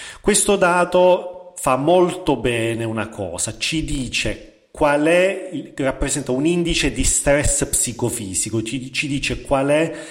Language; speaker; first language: Italian; native; Italian